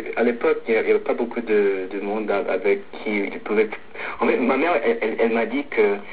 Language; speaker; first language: French; non-native, fluent; English